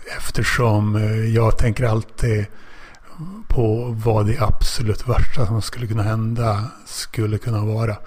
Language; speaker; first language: Swedish; native; Swedish